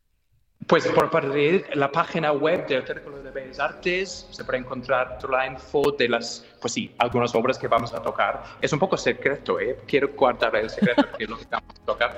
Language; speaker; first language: Spanish; non-native, fluent; English